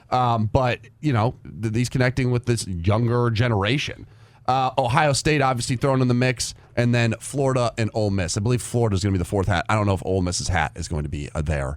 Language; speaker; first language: English; native; English